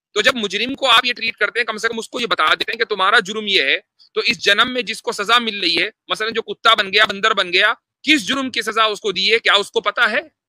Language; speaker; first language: Hindi; native; Hindi